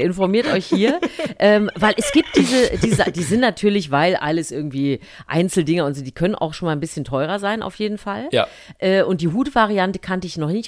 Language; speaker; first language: German; native; German